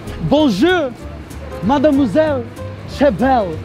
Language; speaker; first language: French; non-native, learner; English